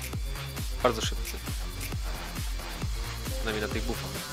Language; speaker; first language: Polish; native; Polish